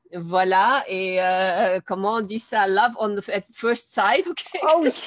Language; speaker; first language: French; non-native, fluent; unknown